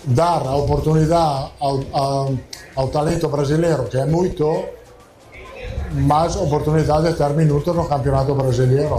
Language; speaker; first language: Portuguese; non-native, fluent; Italian